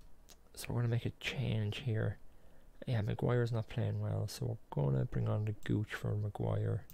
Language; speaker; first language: English; native; English